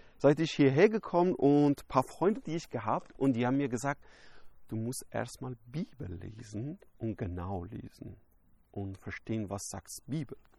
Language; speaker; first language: German; non-native, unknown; Persian